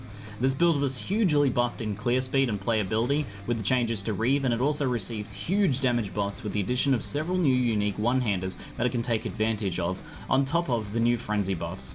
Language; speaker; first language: English; native; English